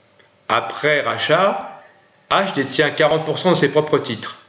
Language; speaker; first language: French; native; French